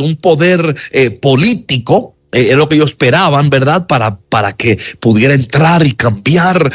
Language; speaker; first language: Spanish; native; Spanish